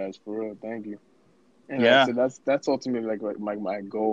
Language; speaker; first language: English; early bilingual, other home language; Spanish